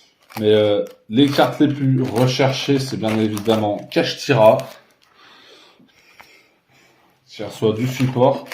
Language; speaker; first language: French; native; French